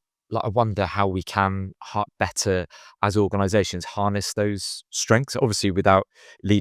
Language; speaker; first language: English; native; English